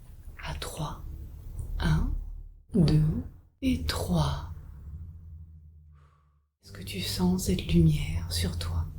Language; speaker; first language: French; native; French